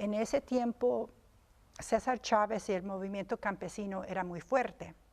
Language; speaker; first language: Spanish; early bilingual, other home language; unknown